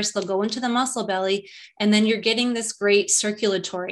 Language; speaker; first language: English; native; English